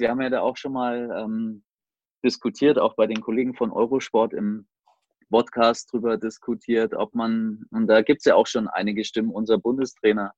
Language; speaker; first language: German; native; German